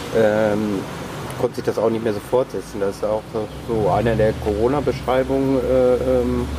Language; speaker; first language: German; native; German